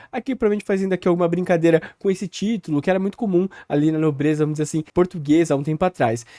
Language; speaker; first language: Portuguese; native; Portuguese